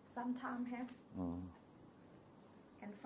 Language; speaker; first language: Thai; native; Thai